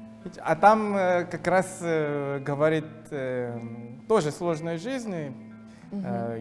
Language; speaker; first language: Russian; non-native, fluent; Korean